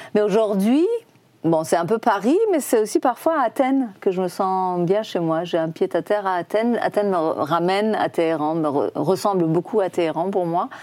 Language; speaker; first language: French; non-native, fluent; Persian